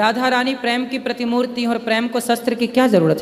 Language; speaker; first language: Hindi; native; Hindi